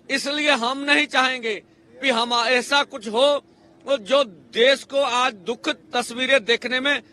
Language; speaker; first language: Hindi; non-native, local second language; Punjabi